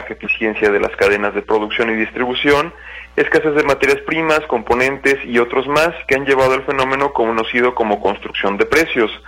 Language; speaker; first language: Spanish; native; Spanish